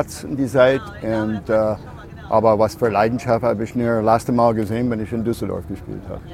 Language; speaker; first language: German; non-native, fluent; English